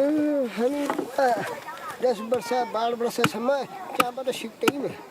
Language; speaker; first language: Nepali; non-native, local second language; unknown